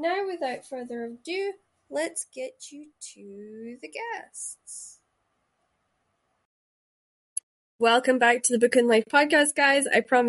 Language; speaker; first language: English; non-native, local second language; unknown